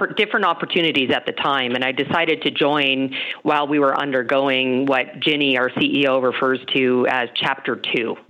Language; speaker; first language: English; native; English